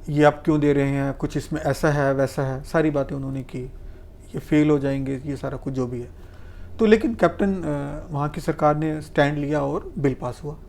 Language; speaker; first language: Hindi; non-native, local second language; Punjabi